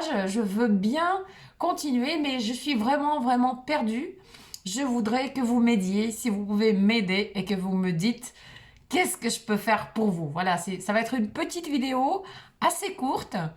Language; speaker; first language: French; non-native, fluent; Russian